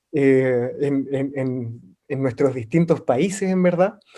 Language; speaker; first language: Spanish; native; Spanish